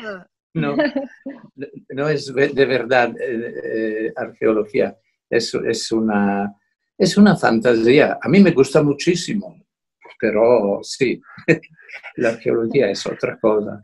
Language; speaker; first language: Spanish; non-native, fluent; Italian